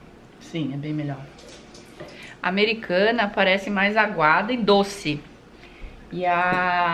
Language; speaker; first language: Portuguese; native; Portuguese